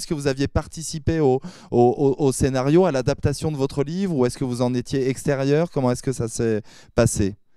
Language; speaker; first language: French; native; French